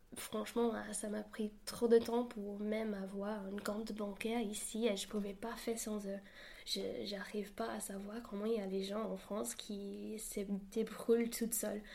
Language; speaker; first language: French; non-native, fluent; English